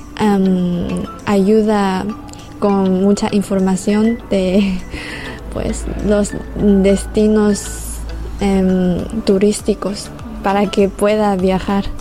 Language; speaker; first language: Spanish; non-native, fluent; Chinese